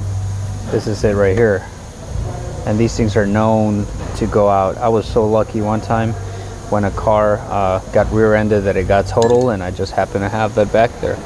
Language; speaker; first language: English; native; English